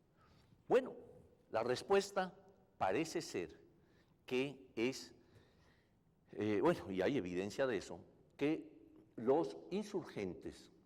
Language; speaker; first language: Spanish; native; Spanish